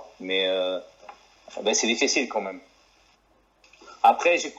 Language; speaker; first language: French; non-native, fluent; Portuguese